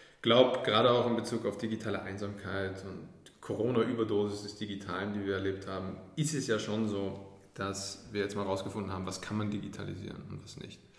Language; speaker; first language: German; early bilingual, other home language; English